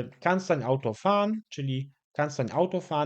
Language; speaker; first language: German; non-native, fluent; Polish